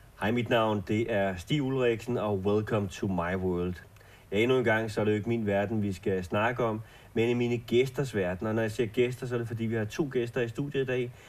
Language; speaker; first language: Danish; native; Danish